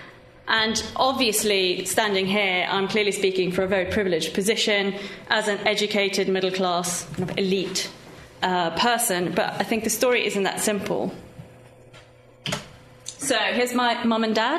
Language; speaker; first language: English; non-native, fluent; Swedish